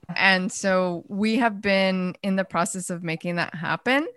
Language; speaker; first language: English; early bilingual, other home language; Spanish